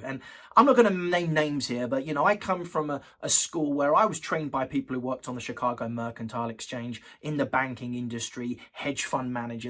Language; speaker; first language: English; native; English